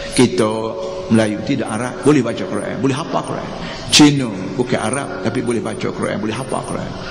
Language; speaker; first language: Malay; native; Malay